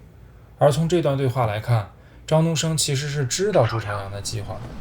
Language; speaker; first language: Chinese; native; Chinese